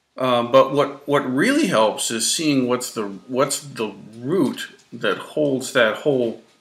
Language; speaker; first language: English; native; English